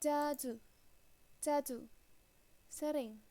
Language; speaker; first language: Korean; non-native, fluent; Indonesian